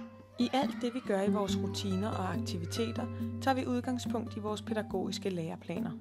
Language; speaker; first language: Danish; native; Danish